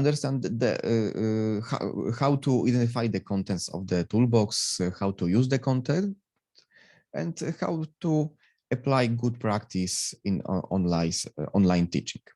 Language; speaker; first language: English; non-native, fluent; Polish